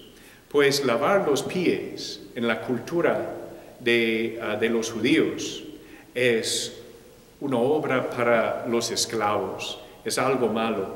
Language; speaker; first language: Spanish; non-native, fluent; English